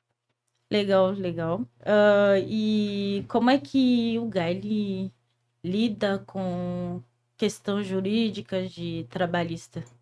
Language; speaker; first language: Portuguese; non-native, fluent; Haitian Creole